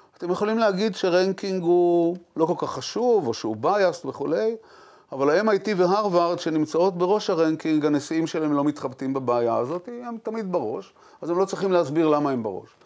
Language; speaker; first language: Hebrew; native; Hebrew